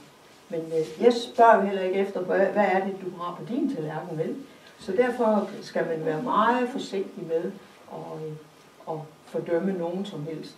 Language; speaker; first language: Danish; native; Danish